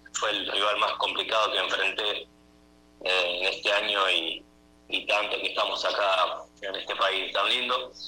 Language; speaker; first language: Spanish; native; Spanish